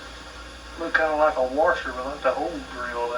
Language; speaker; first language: English; native; English